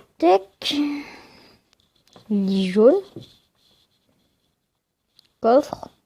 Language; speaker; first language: French; native; French